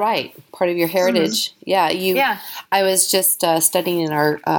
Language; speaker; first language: English; native; English